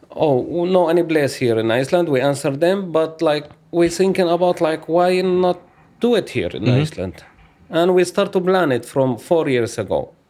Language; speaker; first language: English; non-native, learner; Arabic